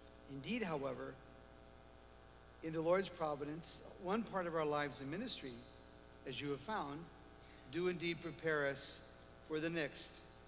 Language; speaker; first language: English; native; English